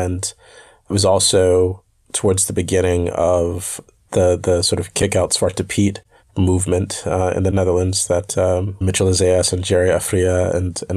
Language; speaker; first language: English; native; English